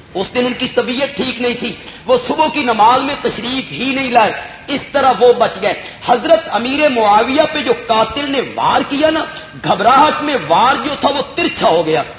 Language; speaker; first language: Urdu; non-native, local second language; Punjabi